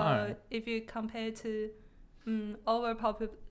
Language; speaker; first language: English; non-native, fluent; Chinese